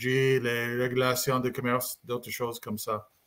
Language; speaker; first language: French; non-native, learner; English